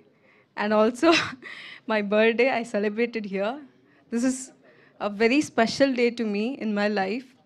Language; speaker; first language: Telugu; non-native, local second language; Tamil